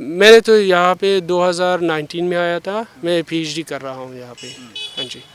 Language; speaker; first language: Hindi; non-native, learner; Persian